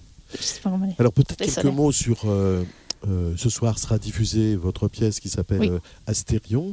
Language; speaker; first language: French; native; French